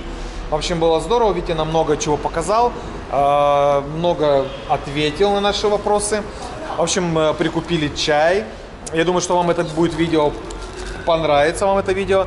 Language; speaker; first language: Russian; native; Russian